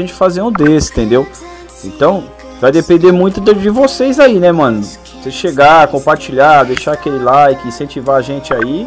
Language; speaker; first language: Portuguese; native; Portuguese